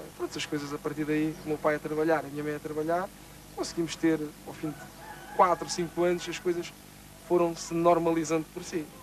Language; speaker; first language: Portuguese; native; Portuguese